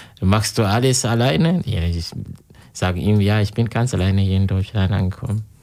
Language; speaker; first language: German; non-native, learner; Kinyarwanda